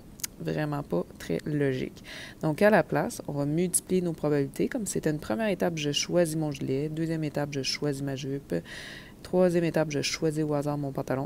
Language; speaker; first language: French; native; French